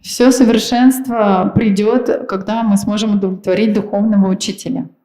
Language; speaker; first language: Russian; native; Russian